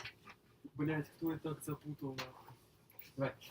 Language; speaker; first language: Russian; native; Russian